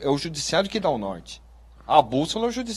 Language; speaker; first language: Portuguese; native; Portuguese